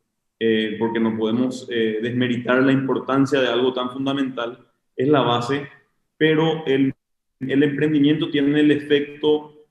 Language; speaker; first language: Spanish; native; Spanish